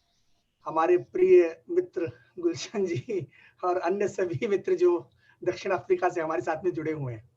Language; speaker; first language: Hindi; native; Hindi